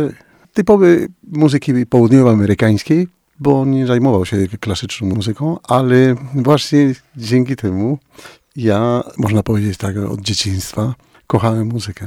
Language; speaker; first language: Polish; non-native, fluent; Spanish